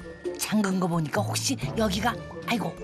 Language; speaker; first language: Korean; native; Korean